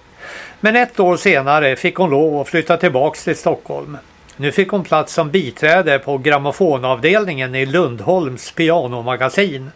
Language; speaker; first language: Swedish; native; Swedish